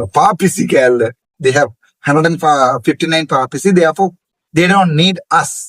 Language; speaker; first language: English; non-native, local second language; Tamil